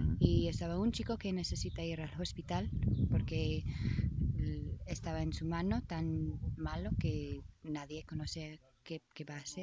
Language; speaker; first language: Spanish; non-native, learner; English